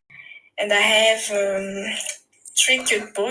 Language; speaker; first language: English; non-native, learner; French